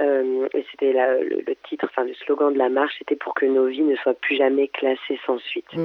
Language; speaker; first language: French; native; French